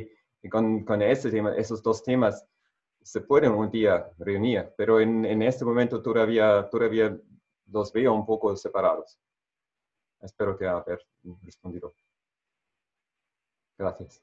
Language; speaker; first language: Spanish; non-native, fluent; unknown